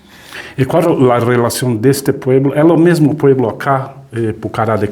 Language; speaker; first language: Spanish; non-native, learner; Portuguese